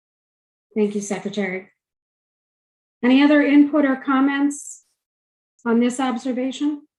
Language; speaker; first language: English; native; English